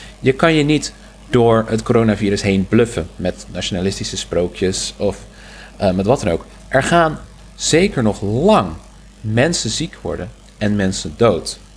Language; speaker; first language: Dutch; native; Dutch